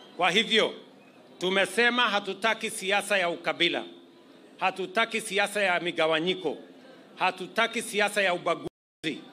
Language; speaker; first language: Swahili; non-native, local second language; Kalenjin